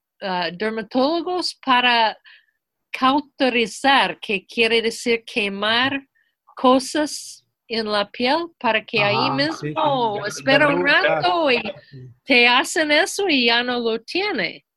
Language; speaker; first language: Spanish; non-native, fluent; English